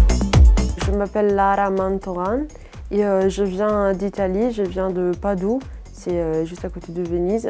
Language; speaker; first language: French; non-native, fluent; Italian